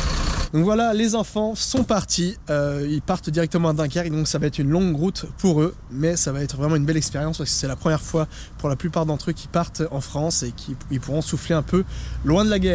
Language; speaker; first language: French; native; French